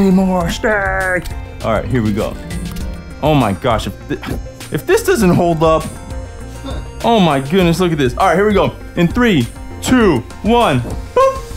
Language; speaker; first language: English; native; English